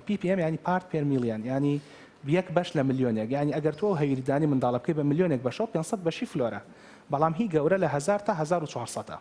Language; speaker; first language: Central Kurdish; native; Central Kurdish